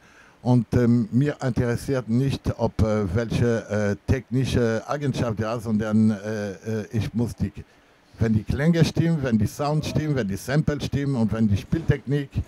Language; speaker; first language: German; non-native, fluent; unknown